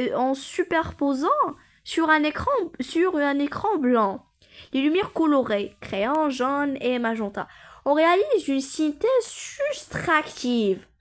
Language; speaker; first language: French; non-native, local second language; Arabic